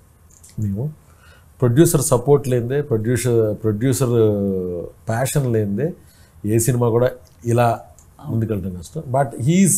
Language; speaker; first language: Telugu; native; Telugu